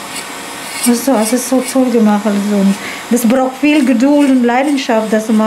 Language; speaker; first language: German; non-native, learner; Filipino